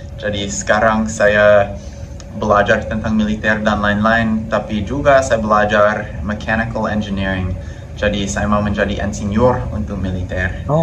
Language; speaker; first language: Indonesian; non-native, fluent; English